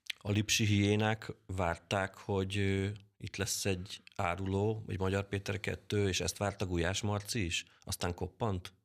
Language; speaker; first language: Hungarian; native; Hungarian